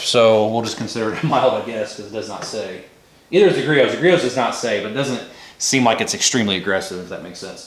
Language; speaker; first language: English; native; English